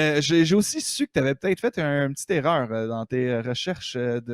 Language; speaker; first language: French; native; French